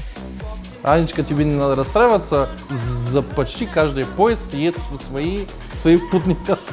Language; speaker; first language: Russian; non-native, learner; Bulgarian